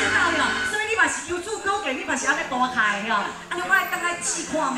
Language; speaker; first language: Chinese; native; Chinese